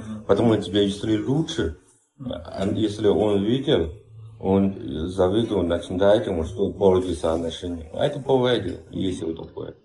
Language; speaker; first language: Russian; non-native, learner; Chinese